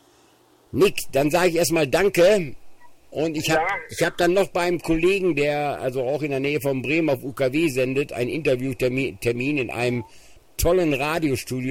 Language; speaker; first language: German; native; German